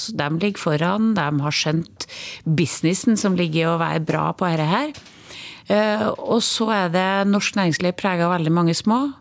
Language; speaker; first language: Norwegian; native; Norwegian